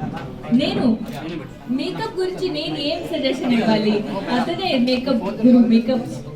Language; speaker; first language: Telugu; non-native, local second language; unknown